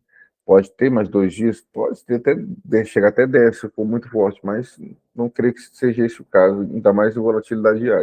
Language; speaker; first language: Portuguese; native; Portuguese